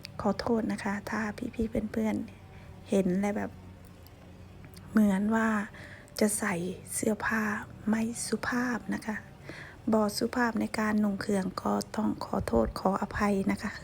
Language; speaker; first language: Thai; non-native, local second language; Lao